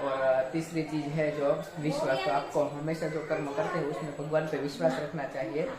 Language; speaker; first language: Hindi; non-native, local second language; Gujarati